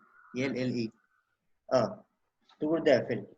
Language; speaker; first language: French; non-native, learner; Hindi